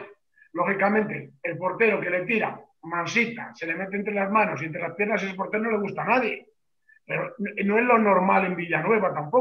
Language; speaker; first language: Spanish; native; Spanish